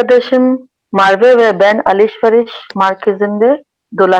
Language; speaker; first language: Turkish; non-native, learner; Urdu